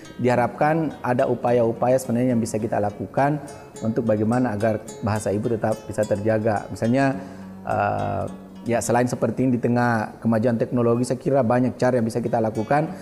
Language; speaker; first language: Indonesian; non-native, local second language; Buginese